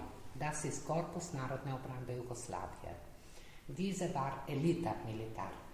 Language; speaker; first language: German; non-native, learner; Slovenian